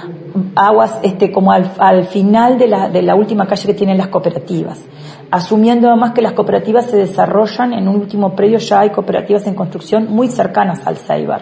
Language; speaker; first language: Spanish; native; Spanish